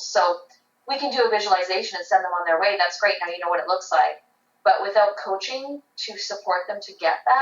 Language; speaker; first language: English; native; English